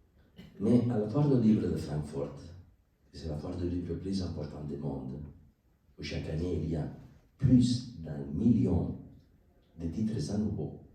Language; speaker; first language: French; non-native, learner; Spanish